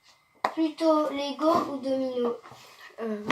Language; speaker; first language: French; native; French